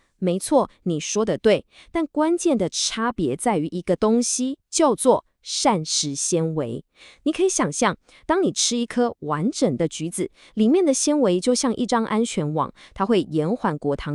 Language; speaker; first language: Chinese; native; Chinese